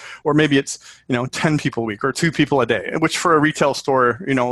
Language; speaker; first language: English; native; English